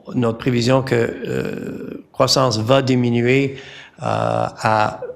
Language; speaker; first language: French; non-native, learner; English